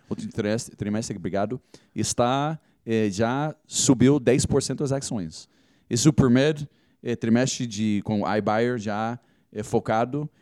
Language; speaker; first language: Portuguese; non-native, fluent; English